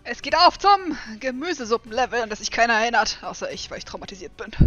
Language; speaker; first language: German; native; German